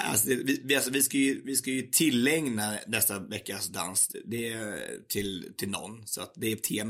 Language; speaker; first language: Swedish; native; Swedish